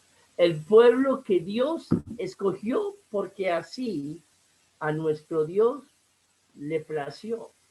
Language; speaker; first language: Spanish; native; Spanish